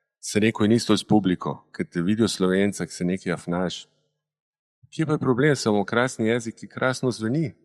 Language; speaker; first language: Slovenian; native; Slovenian